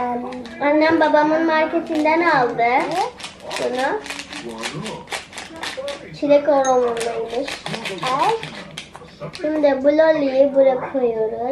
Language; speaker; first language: Turkish; early bilingual, other home language; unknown